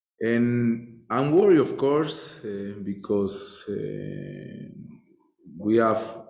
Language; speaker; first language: English; non-native, fluent; Spanish